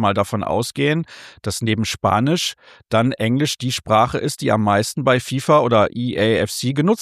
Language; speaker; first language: German; native; German